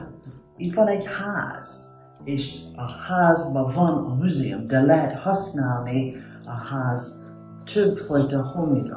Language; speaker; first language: Hungarian; early bilingual, heritage; Hungarian